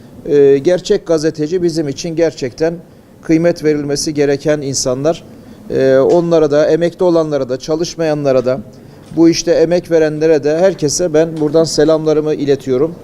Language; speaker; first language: Turkish; native; Turkish